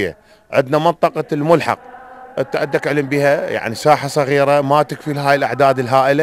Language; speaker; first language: Arabic; native; Arabic